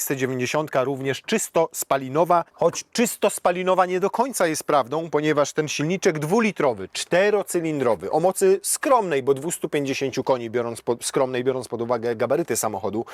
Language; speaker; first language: Polish; native; Polish